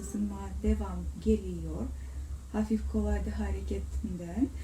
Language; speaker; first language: Turkish; non-native, learner; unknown